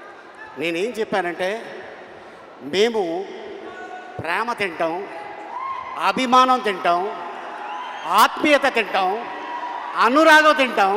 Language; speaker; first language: Telugu; native; Telugu